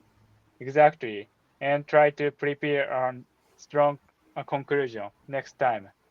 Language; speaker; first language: English; non-native, learner; Japanese